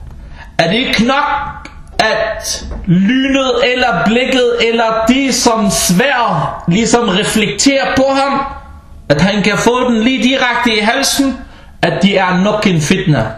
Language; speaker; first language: Danish; early bilingual, other home language; Arabic